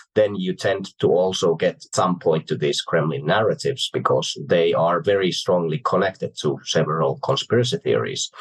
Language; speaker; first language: English; non-native, fluent; Finnish